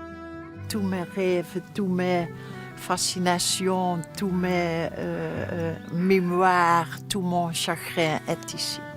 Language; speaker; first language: French; non-native, learner; Dutch